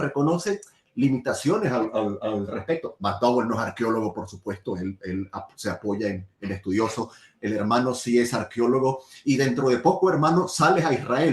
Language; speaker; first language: Spanish; native; Spanish